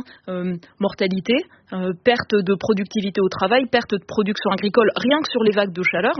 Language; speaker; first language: French; native; French